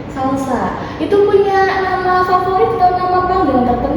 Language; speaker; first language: Indonesian; native; Indonesian